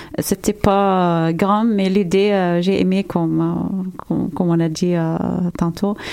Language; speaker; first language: French; non-native, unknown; Arabic